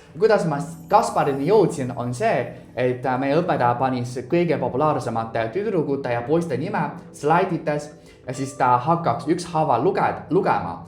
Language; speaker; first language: Estonian; non-native, fluent; Chinese